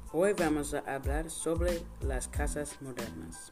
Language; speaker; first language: Spanish; non-native, learner; English